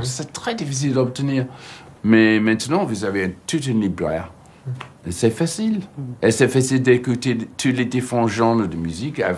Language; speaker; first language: French; non-native, learner; English